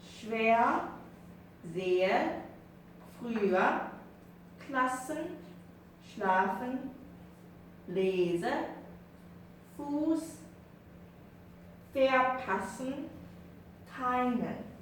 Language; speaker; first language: German; non-native, fluent; Korean